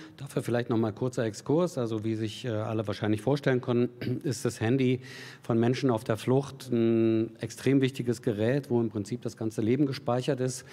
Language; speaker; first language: German; native; German